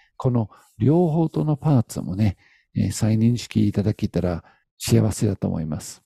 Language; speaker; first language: Japanese; non-native, fluent; English